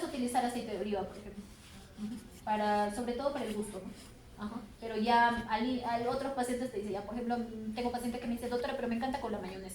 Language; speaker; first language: Spanish; native; Spanish